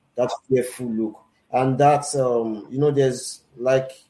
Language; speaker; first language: English; non-native, local second language; Yoruba